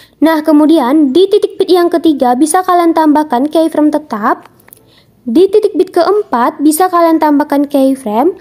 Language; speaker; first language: Indonesian; non-native, local second language; Minangkabau